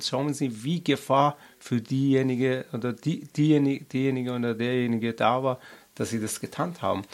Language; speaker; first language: German; non-native, learner; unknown